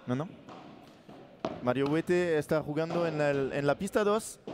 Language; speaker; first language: Spanish; non-native, learner; French